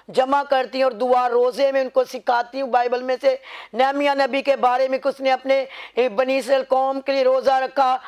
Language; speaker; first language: Urdu; non-native, local second language; Punjabi